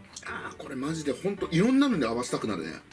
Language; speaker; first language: Japanese; native; Japanese